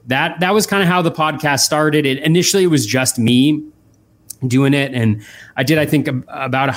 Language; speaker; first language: English; native; English